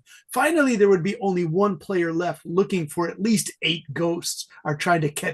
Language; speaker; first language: English; native; English